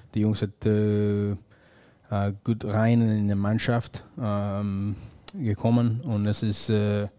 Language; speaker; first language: German; non-native, fluent; English